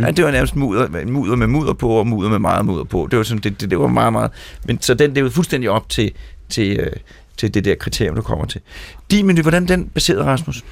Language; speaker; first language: Danish; native; Danish